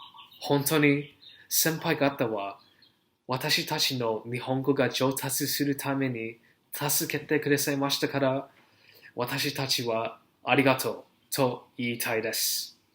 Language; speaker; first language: Japanese; non-native, learner; English